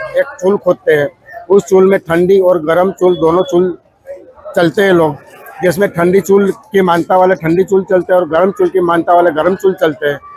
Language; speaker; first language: Hindi; non-native, local second language; Gujarati